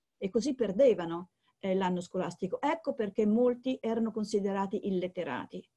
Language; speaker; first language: Italian; native; Italian